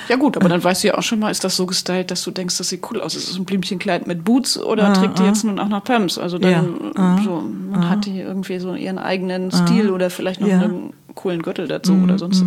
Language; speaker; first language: German; native; German